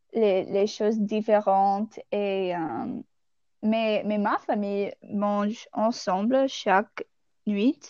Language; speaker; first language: French; non-native, learner; English